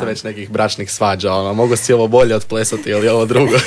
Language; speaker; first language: Serbian; native; Serbian